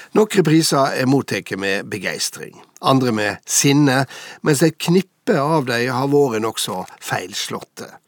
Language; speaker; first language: Norwegian; native; Norwegian